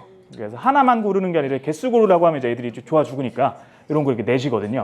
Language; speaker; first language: Korean; native; Korean